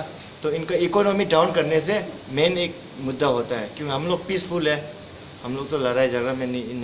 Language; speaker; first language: Hindi; non-native, local second language; Tibetan